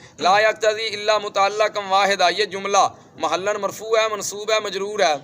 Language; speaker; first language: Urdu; non-native, local second language; Punjabi